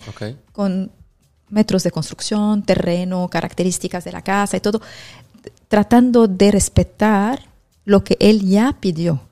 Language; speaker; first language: Spanish; non-native, fluent; Arabic